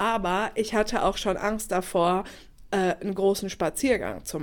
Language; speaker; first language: German; native; German